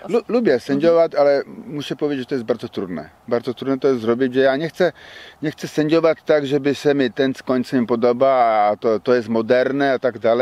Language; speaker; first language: Polish; non-native, learner; Czech